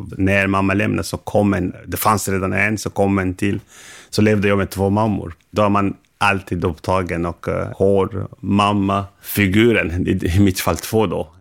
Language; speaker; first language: Swedish; non-native, fluent; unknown